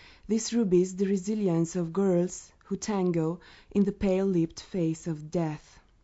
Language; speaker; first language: English; non-native, fluent; Romanian